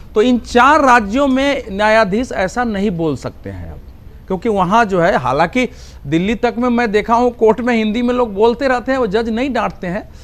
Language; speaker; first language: Hindi; native; Hindi